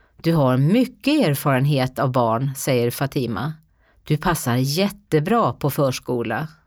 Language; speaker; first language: Swedish; native; Swedish